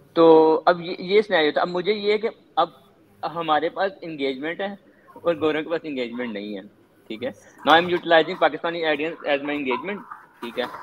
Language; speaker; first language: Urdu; native; Urdu